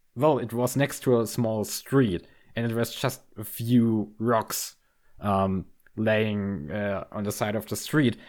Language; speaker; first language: English; non-native, fluent; German